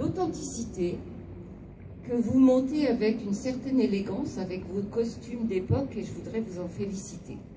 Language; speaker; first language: French; native; French